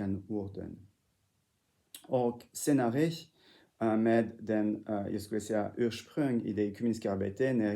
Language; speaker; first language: Swedish; non-native, fluent; French